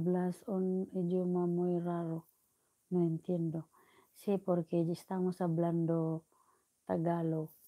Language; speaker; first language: Spanish; non-native, learner; Filipino